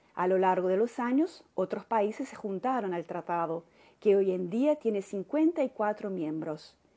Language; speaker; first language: Spanish; non-native, fluent; Portuguese